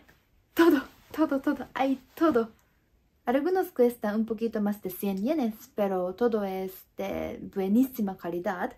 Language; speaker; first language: Spanish; non-native, fluent; Japanese